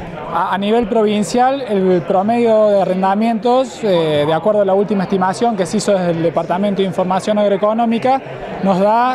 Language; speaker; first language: Spanish; native; Spanish